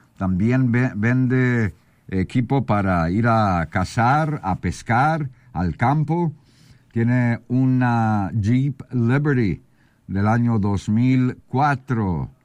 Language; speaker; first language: Spanish; early bilingual, heritage; Spanish